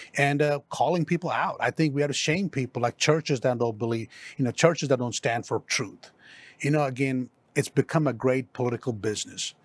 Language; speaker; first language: English; non-native, local second language; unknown